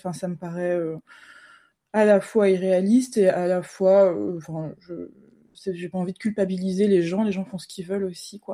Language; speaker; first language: French; native; French